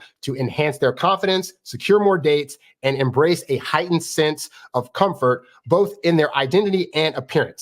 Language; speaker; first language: English; native; English